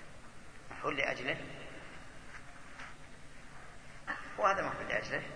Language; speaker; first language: Arabic; native; Arabic